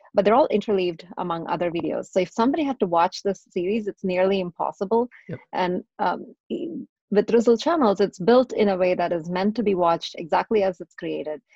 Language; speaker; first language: English; non-native, local second language; Tamil